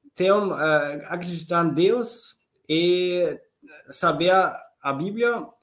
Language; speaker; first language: Portuguese; non-native, fluent; German